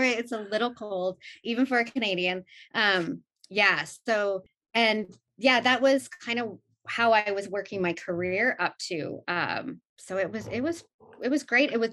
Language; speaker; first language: English; native; English